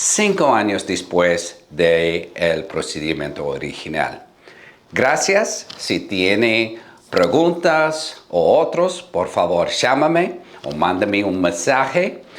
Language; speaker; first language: Spanish; non-native, learner; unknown